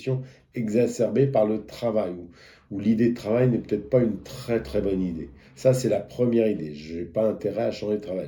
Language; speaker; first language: French; native; French